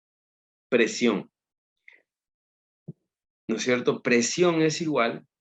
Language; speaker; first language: Spanish; native; Spanish